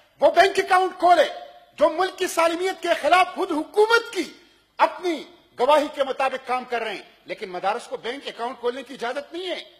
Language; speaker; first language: Urdu; non-native, local second language; Pashto